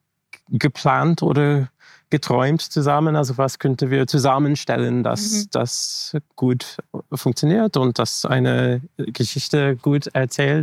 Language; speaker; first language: German; non-native, fluent; English